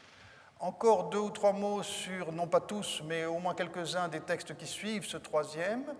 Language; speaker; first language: French; native; French